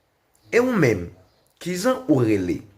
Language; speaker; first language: Portuguese; non-native, learner; Haitian Creole